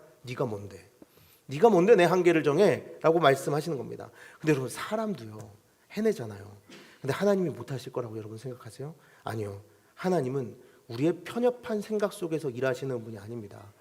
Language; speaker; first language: Korean; native; Korean